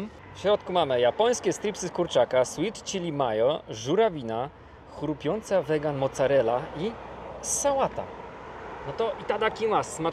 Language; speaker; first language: Polish; native; Polish